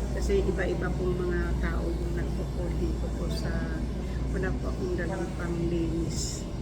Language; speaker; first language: Filipino; non-native, local second language; Cebuano